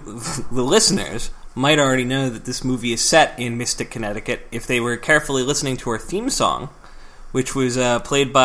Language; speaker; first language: English; native; English